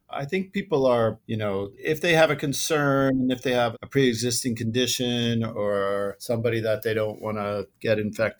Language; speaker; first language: English; native; English